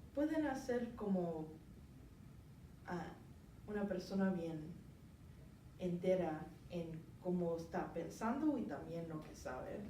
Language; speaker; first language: Spanish; non-native, learner; English